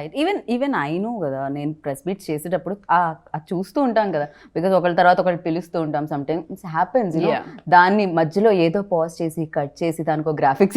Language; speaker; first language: Telugu; native; Telugu